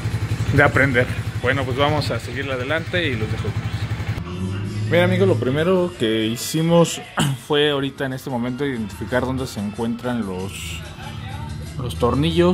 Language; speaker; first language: Spanish; native; Spanish